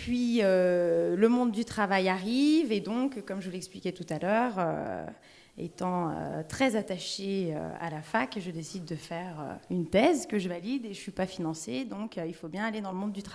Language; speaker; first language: French; native; French